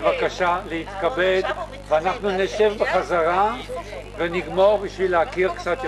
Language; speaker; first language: Hebrew; early bilingual, other home language; French